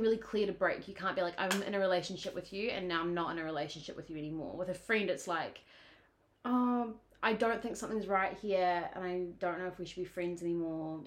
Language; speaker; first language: English; native; English